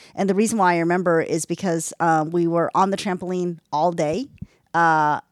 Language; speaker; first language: English; native; English